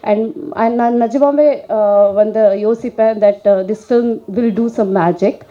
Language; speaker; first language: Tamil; non-native, learner; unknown